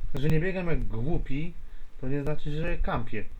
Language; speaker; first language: Polish; native; Polish